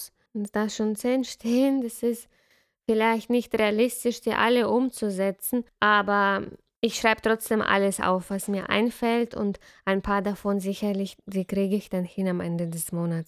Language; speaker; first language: German; non-native, fluent; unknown